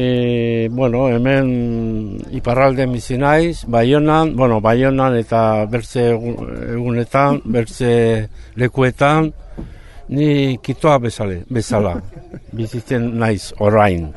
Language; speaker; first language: Basque; non-native, learner; Spanish